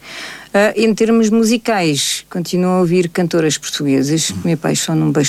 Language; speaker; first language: Portuguese; early bilingual, heritage; Portuguese